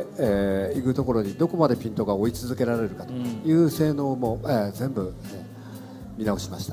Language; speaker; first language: Japanese; native; Japanese